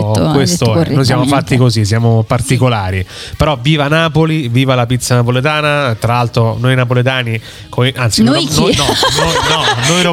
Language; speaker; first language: Italian; native; Italian